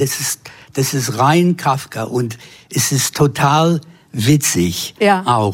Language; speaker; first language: German; non-native, fluent; English